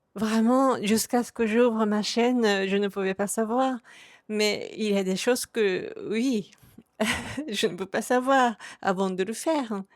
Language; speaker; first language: French; non-native, fluent; Japanese